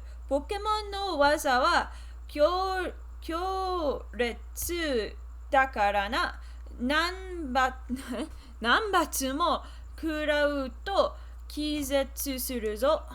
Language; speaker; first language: Japanese; non-native, learner; English